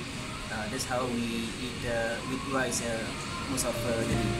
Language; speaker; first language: English; non-native, local second language; Malay